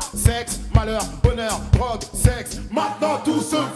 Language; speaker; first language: French; native; French